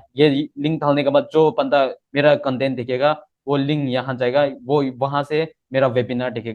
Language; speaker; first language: Hindi; non-native, local second language; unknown